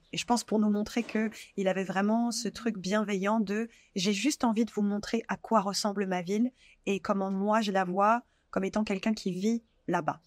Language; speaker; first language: French; native; French